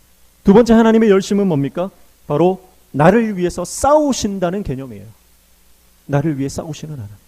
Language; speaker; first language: Korean; native; Korean